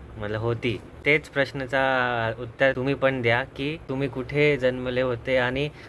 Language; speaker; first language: Marathi; non-native, local second language; Hindi